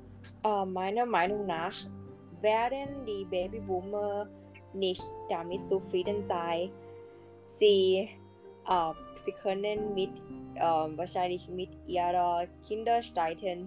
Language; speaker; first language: German; non-native, learner; Thai